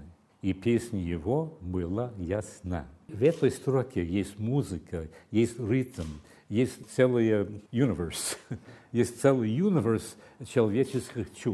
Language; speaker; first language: Russian; non-native, fluent; English